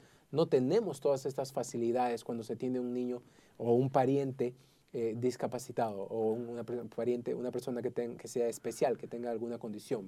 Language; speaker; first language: Spanish; native; Spanish